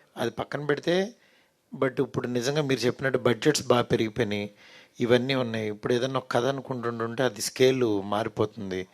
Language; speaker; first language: Telugu; native; Telugu